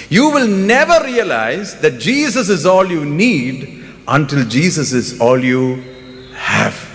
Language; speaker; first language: English; non-native, local second language; Malayalam